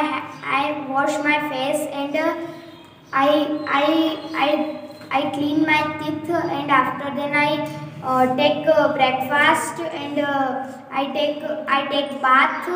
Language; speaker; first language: English; non-native, learner; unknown